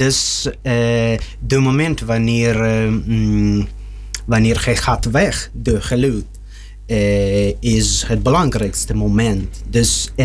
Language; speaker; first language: Dutch; non-native, learner; Russian